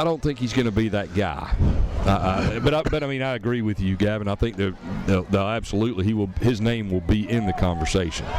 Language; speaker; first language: English; native; English